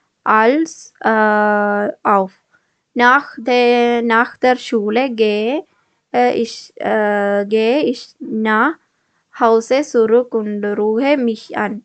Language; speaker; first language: German; non-native, learner; Malayalam